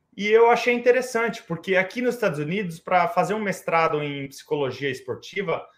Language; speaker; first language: Portuguese; early bilingual, heritage; English